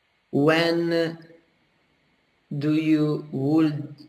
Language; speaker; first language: English; non-native, learner; Italian